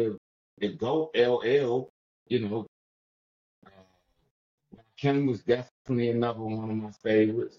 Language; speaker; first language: English; native; English